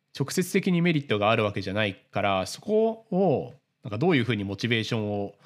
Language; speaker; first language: Japanese; native; Japanese